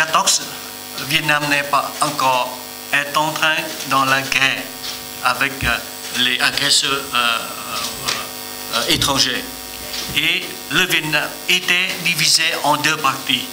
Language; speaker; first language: French; non-native, learner; Vietnamese